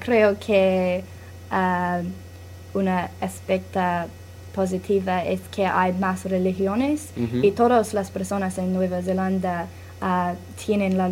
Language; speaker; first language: Spanish; non-native, learner; English